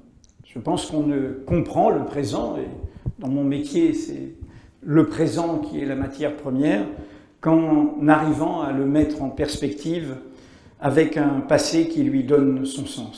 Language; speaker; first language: French; native; French